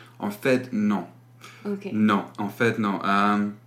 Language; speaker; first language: French; non-native, learner; English